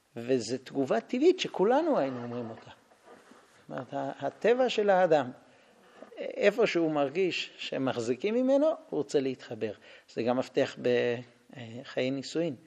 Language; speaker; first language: Hebrew; non-native, fluent; English